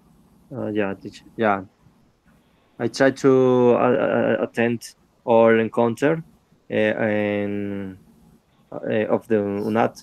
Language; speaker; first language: English; non-native, learner; Spanish